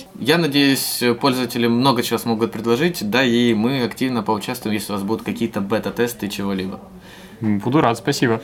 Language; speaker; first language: Russian; native; Russian